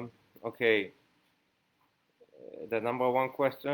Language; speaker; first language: English; non-native, fluent; Japanese